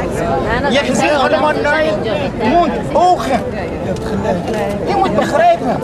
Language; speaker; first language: Dutch; non-native, learner; Persian